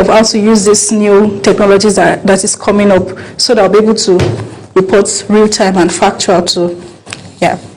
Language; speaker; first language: English; non-native, local second language; Yoruba